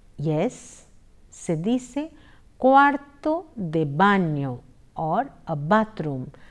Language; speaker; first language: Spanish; non-native, fluent; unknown